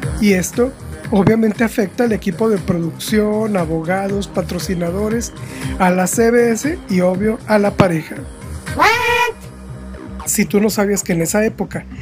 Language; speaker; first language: Spanish; native; Spanish